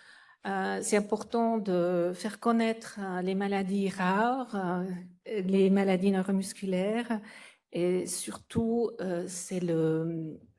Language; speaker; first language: French; non-native, fluent; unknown